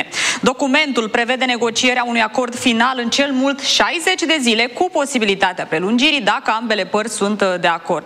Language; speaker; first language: Romanian; native; Romanian